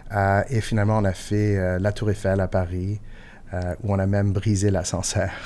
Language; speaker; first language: French; non-native, fluent; English